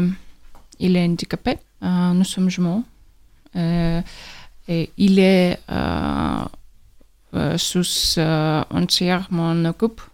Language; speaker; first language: French; non-native, learner; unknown